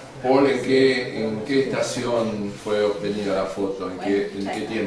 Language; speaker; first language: Spanish; native; Spanish